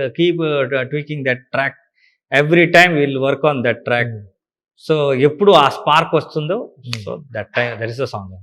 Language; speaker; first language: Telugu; non-native, learner; Kannada